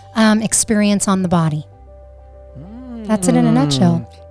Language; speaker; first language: English; native; English